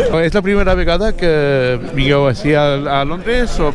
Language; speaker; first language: Catalan; non-native, learner; English